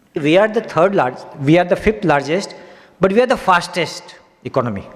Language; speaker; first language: English; non-native, local second language; Hindi